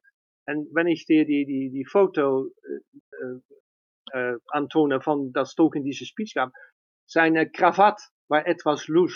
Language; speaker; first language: German; non-native, learner; Dutch